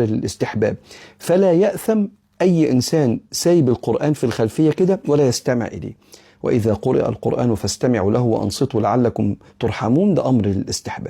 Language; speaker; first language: Arabic; native; Arabic